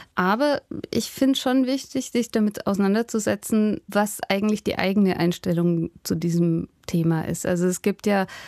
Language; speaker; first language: German; native; German